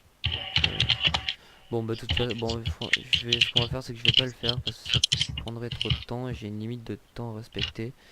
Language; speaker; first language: French; native; French